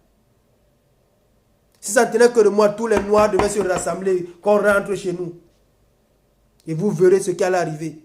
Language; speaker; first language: French; non-native, local second language; Basaa